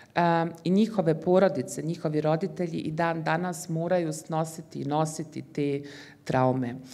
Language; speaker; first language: Bosnian; early bilingual, heritage; Bosnian